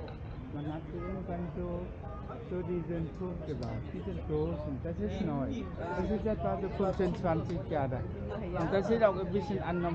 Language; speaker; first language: German; non-native, fluent; Vietnamese